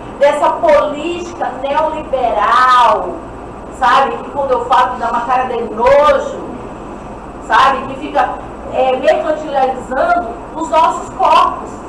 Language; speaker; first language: Portuguese; non-native, local second language; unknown